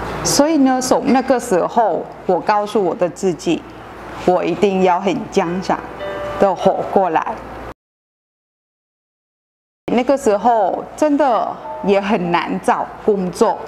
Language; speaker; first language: Chinese; non-native, fluent; Vietnamese